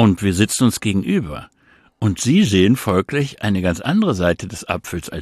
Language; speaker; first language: German; native; German